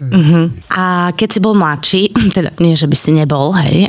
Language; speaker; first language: Slovak; native; Slovak